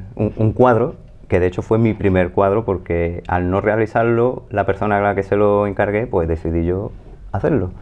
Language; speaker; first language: Spanish; native; Spanish